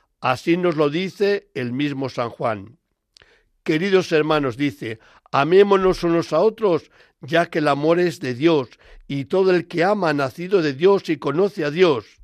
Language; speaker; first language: Spanish; native; Spanish